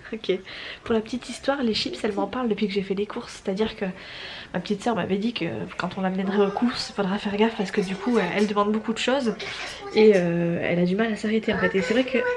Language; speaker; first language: French; native; French